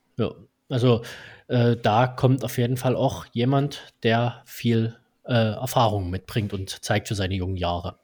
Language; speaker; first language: German; native; German